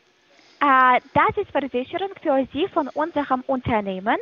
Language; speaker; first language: German; non-native, fluent; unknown